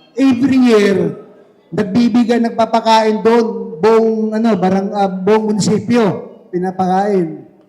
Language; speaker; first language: Filipino; non-native, local second language; Cebuano